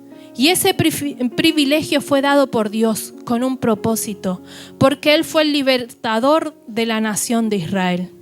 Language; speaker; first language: Spanish; native; Spanish